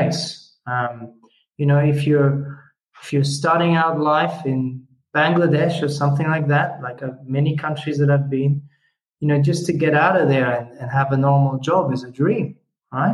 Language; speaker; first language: English; non-native, fluent; Italian